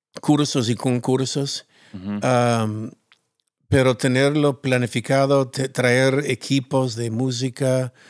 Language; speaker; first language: Spanish; non-native, fluent; English